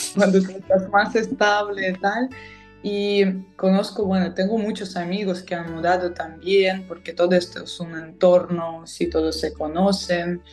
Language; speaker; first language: Spanish; non-native, fluent; Russian